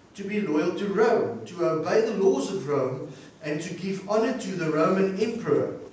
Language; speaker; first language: English; non-native, local second language; Afrikaans